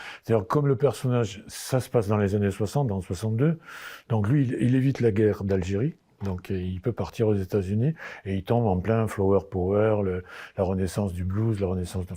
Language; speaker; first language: French; native; French